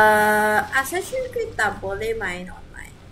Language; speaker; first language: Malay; non-native, local second language; Cantonese